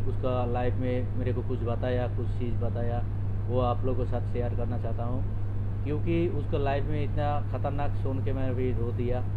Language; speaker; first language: Hindi; non-native, learner; Bangla